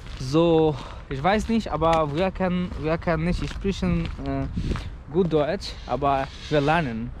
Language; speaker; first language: German; non-native, learner; Bangla